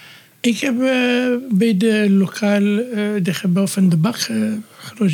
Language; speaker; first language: Dutch; non-native, learner; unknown